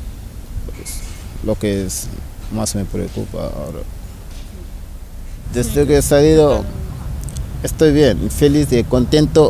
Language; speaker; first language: Spanish; non-native, learner; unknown